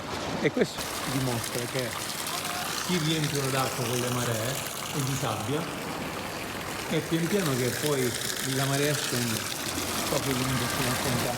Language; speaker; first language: Italian; native; Italian